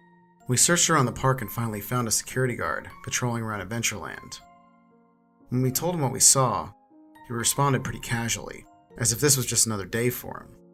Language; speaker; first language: English; native; English